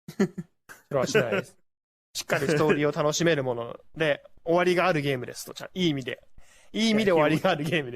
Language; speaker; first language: Japanese; native; Japanese